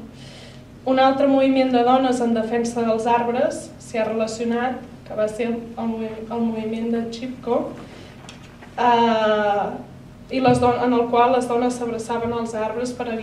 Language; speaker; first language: Catalan; native; Catalan